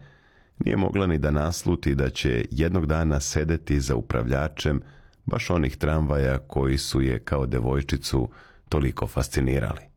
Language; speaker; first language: Serbian; native; Serbian